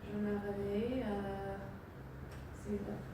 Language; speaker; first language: French; non-native, learner; Spanish